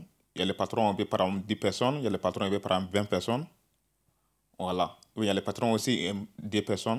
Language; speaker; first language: French; non-native, learner; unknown